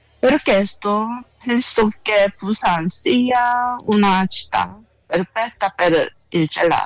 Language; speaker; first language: Italian; non-native, learner; Korean